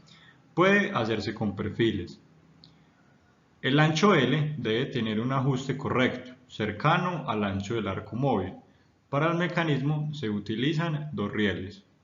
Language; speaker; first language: Spanish; native; Spanish